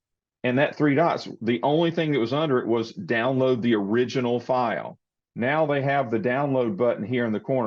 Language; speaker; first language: English; native; English